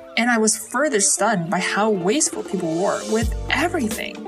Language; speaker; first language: English; early bilingual, other home language; Chinese